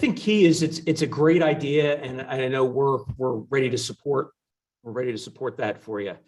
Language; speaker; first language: English; native; English